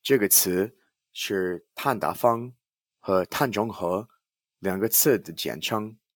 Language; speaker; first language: Chinese; non-native, learner; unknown